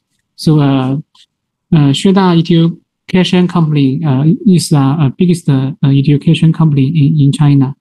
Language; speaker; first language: English; non-native, learner; Chinese